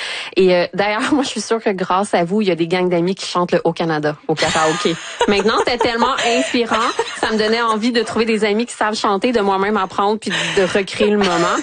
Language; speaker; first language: French; native; French